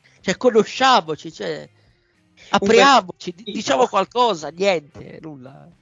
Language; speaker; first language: Italian; native; Italian